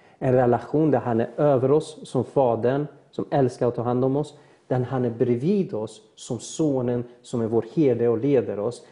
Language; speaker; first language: Swedish; early bilingual, other home language; Persian